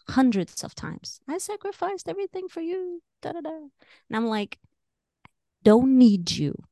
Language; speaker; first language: English; non-native, fluent; Portuguese